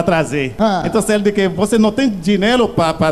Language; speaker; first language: Portuguese; non-native, learner; Haitian Creole